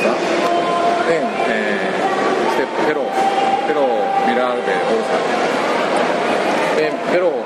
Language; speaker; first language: Spanish; non-native, learner; Japanese